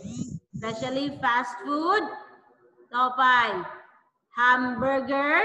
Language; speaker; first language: English; non-native, fluent; Thai